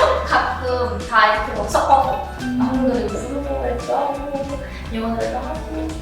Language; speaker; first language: Korean; non-native, fluent; Filipino